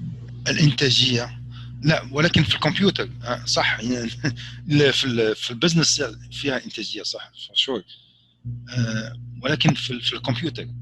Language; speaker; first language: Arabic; native; Arabic